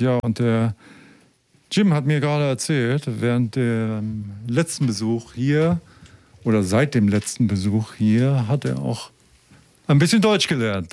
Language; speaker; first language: German; native; German